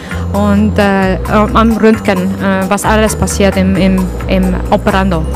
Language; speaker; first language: German; non-native, learner; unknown